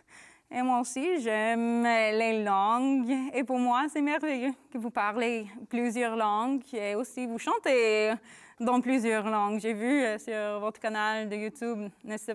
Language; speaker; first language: French; non-native, learner; English